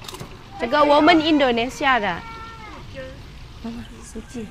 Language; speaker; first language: Chinese; non-native, learner; Indonesian